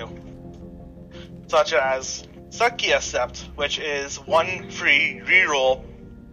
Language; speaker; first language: English; native; English